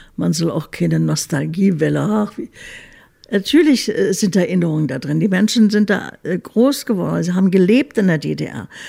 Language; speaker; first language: German; native; German